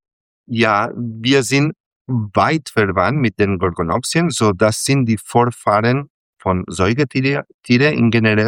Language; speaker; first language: German; non-native, fluent; Catalan